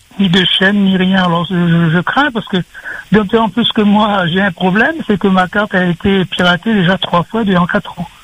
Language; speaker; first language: French; native; French